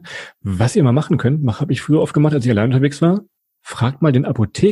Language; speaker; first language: German; native; German